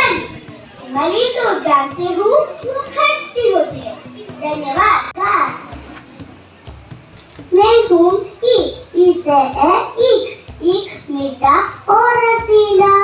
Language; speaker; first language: Hindi; non-native, learner; Malayalam